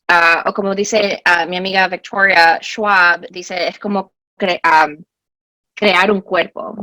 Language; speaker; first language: Spanish; early bilingual, heritage; Spanish